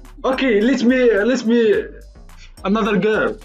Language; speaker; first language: English; non-native, learner; Arabic